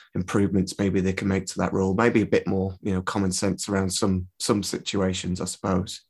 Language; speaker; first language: English; native; English